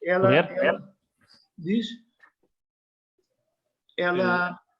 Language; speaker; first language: Spanish; non-native, learner; Portuguese